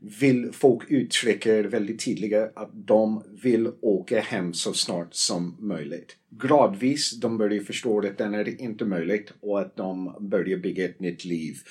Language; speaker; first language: Swedish; non-native, fluent; English